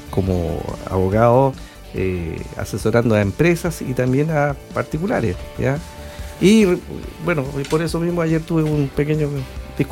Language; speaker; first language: Spanish; native; Spanish